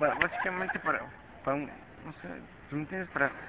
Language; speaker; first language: Spanish; early bilingual, heritage; Spanish